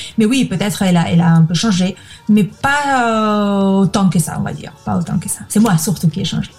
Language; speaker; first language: French; non-native, fluent; Spanish